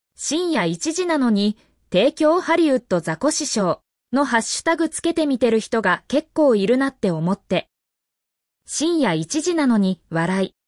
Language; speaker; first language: Japanese; native; Japanese